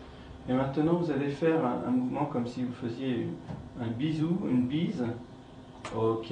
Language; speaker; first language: French; native; French